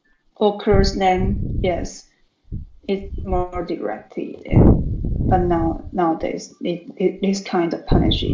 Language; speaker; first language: English; non-native, learner; Chinese